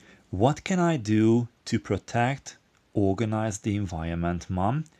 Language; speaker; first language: English; non-native, fluent; Hungarian